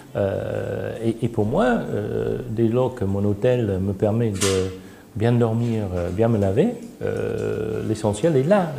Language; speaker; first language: French; non-native, fluent; English